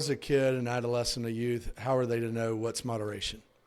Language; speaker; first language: English; native; English